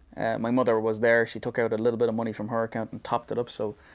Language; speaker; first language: English; native; English